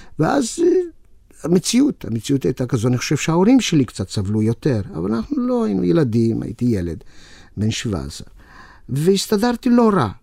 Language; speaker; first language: Hebrew; non-native, fluent; Yiddish